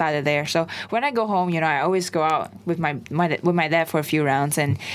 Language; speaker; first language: English; non-native, local second language; Chinese